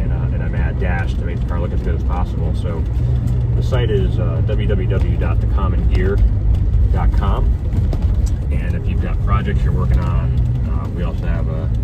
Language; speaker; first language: English; native; English